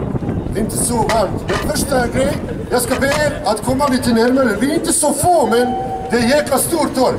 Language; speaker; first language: Swedish; non-native, fluent; Bosnian